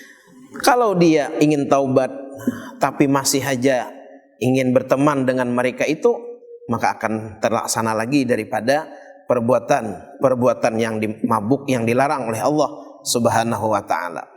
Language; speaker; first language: Indonesian; non-native, local second language; Banjar